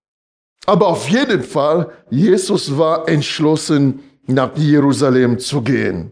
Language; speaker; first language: German; non-native, fluent; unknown